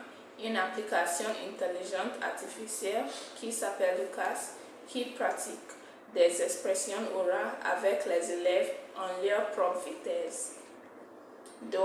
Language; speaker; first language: French; non-native, fluent; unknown